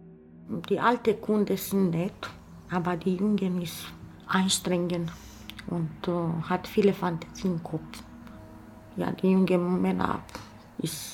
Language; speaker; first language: German; non-native, learner; Romanian